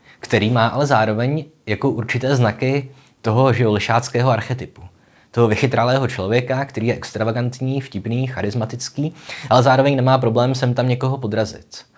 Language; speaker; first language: Czech; native; Czech